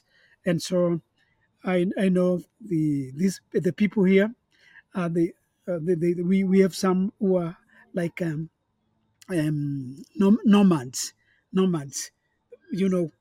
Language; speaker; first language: English; non-native, local second language; Kamba